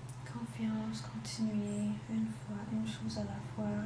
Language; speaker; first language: French; non-native, local second language; English